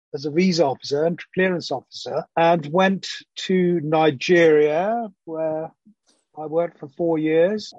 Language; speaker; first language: English; early bilingual, other home language; Greek